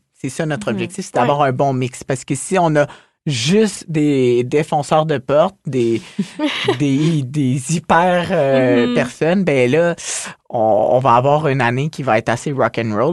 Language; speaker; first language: French; native; French